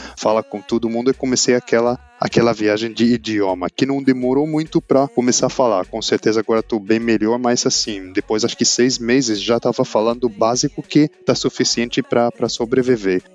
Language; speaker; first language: Portuguese; non-native, learner; Arabic